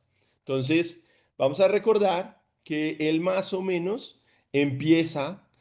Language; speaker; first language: Spanish; native; Spanish